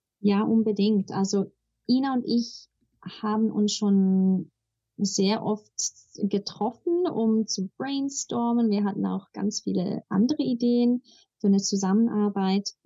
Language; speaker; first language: German; early bilingual, heritage; German